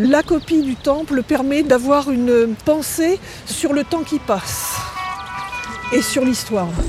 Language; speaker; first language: French; native; French